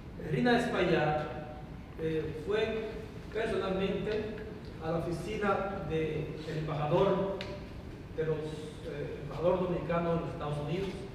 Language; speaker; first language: Spanish; native; Spanish